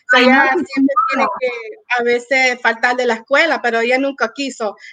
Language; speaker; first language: Spanish; early bilingual, heritage; Spanish